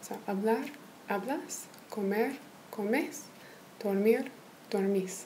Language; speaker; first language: Spanish; non-native, fluent; English